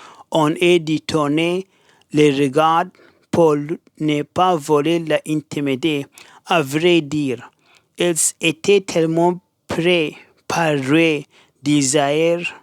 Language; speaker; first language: French; non-native, learner; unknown